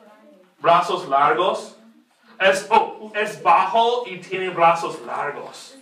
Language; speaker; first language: Spanish; non-native, fluent; English